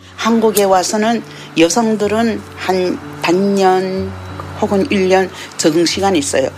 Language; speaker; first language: Korean; early bilingual, heritage; Korean